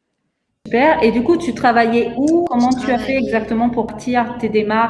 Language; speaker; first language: French; native; French